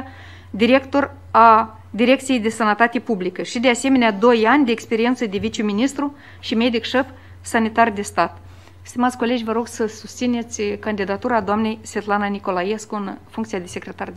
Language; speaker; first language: Romanian; native; Romanian